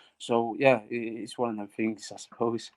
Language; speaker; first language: English; native; English